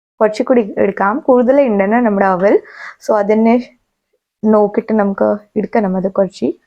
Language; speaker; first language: Malayalam; non-native, learner; Kannada